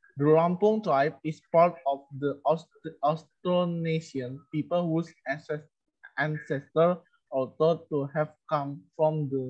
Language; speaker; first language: English; non-native, learner; Indonesian